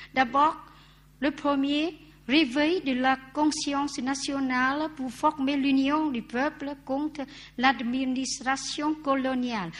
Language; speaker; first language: French; non-native, fluent; Vietnamese